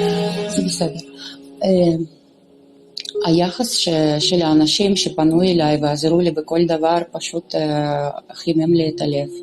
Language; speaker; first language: Hebrew; non-native, local second language; Romanian